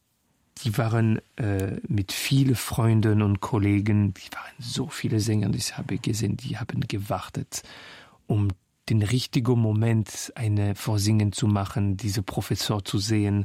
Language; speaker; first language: German; non-native, fluent; French